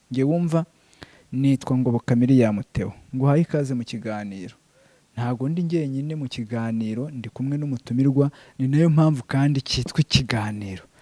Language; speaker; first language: Kinyarwanda; native; Kinyarwanda